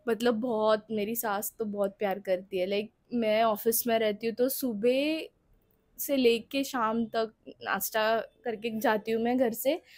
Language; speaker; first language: Hindi; non-native, local second language; Marathi